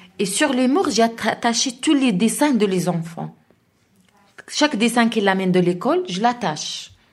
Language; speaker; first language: French; non-native, learner; Arabic